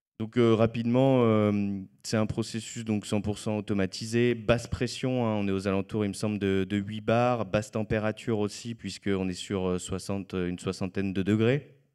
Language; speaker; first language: French; native; French